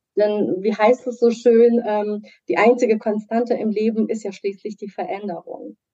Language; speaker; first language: German; early bilingual, other home language; Persian